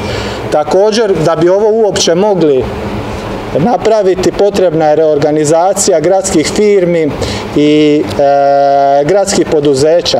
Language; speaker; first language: Serbian; native; Serbian